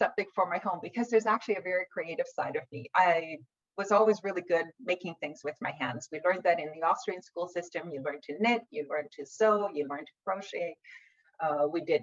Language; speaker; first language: English; non-native, fluent; German